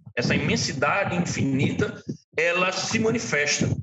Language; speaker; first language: Portuguese; native; Portuguese